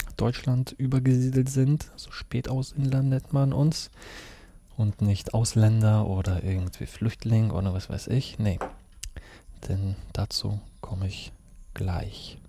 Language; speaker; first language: German; early bilingual, other home language; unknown